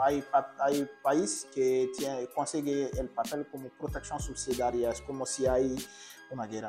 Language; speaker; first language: Spanish; non-native, learner; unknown